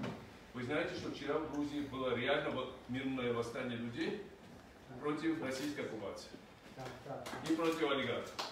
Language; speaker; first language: Ukrainian; non-native, fluent; Georgian